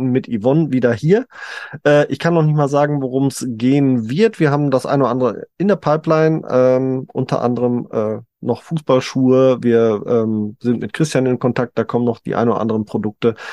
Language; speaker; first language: German; native; German